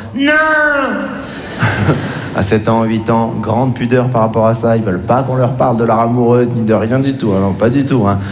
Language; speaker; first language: French; native; French